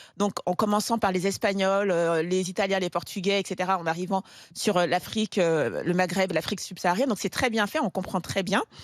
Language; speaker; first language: French; early bilingual, other home language; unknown